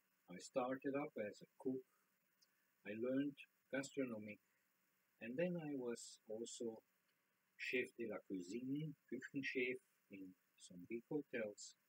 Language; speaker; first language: English; non-native, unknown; German